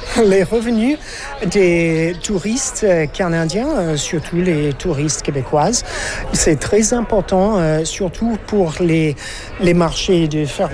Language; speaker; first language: French; non-native, fluent; English